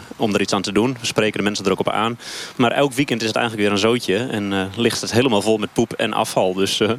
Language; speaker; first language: Dutch; native; Dutch